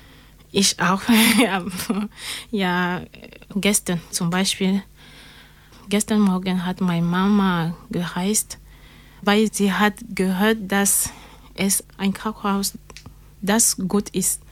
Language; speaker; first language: German; non-native, learner; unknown